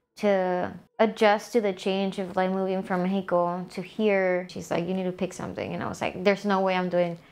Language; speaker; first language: English; early bilingual, other home language; Spanish